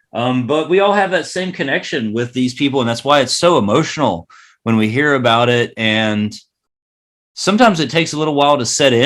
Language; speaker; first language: English; native; English